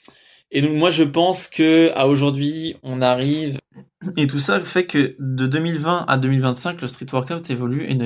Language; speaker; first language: French; native; French